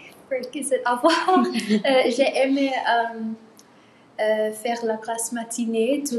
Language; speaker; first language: French; non-native, learner; English